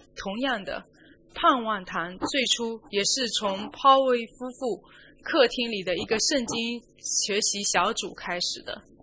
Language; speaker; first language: Chinese; native; Chinese